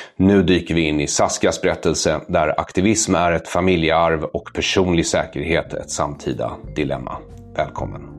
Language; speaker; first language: Swedish; native; Swedish